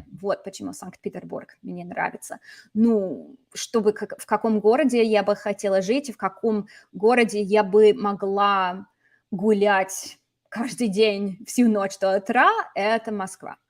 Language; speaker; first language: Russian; non-native, fluent; English